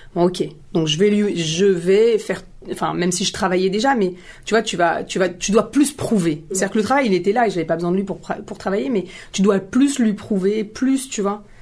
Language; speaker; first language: French; native; French